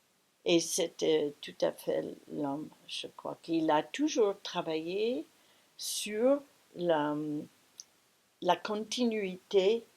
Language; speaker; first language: French; non-native, fluent; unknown